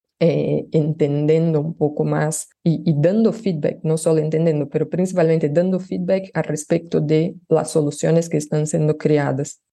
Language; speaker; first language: Spanish; non-native, fluent; Portuguese